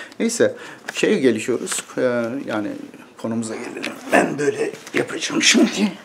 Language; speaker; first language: Turkish; native; Turkish